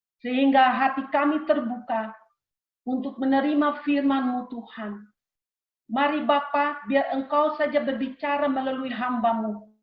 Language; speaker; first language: Indonesian; early bilingual, heritage; Indonesian